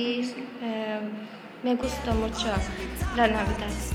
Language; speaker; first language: Spanish; non-native, learner; Azerbaijani